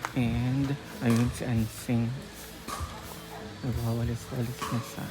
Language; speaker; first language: Filipino; native; Filipino